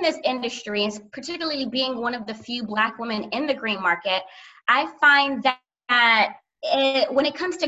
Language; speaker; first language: English; native; English